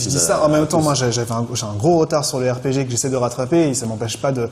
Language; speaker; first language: French; native; French